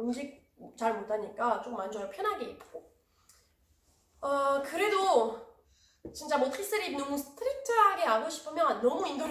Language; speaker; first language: Korean; non-native, learner; French